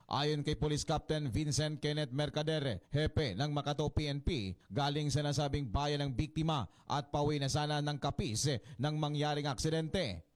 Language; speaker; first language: Filipino; non-native, local second language; Hiligaynon